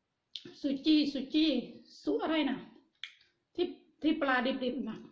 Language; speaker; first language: Thai; non-native, local second language; Northeastern Thai